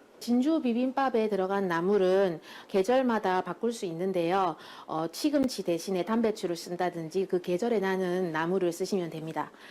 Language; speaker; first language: Korean; native; Korean